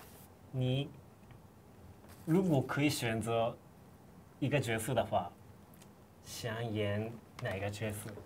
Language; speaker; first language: Chinese; non-native, fluent; Japanese